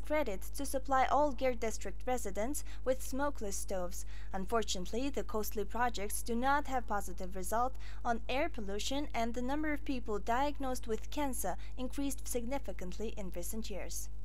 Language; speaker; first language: English; non-native, fluent; Mongolian